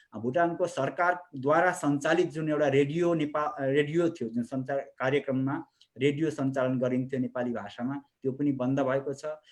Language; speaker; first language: Nepali; native; Nepali